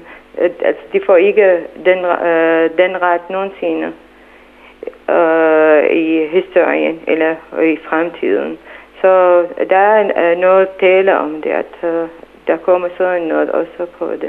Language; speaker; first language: Danish; non-native, fluent; Arabic